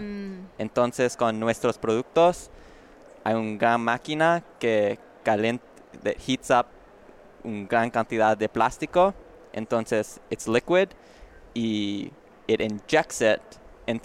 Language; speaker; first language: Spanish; non-native, learner; English